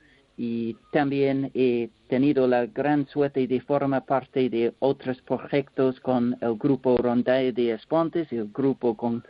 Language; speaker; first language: Spanish; non-native, learner; English